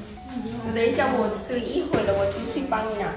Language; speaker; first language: Chinese; non-native, learner; Lao